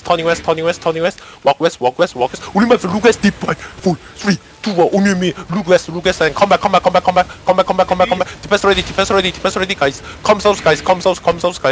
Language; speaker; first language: English; non-native, learner; Korean